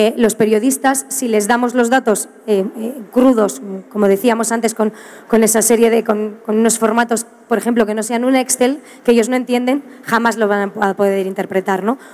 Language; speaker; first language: Spanish; native; Spanish